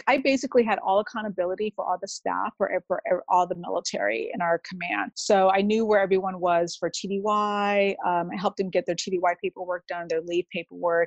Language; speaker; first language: English; native; English